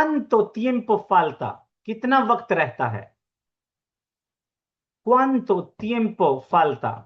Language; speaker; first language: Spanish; non-native, fluent; Urdu